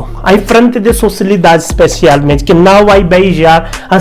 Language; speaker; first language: Portuguese; non-native, learner; Hindi